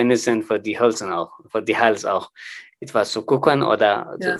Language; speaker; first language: German; non-native, learner; Tigrinya